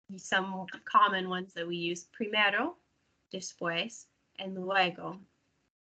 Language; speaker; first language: Spanish; non-native, learner; English